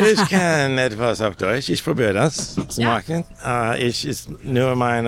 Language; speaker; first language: German; non-native, learner; English